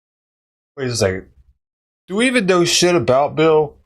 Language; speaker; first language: English; native; English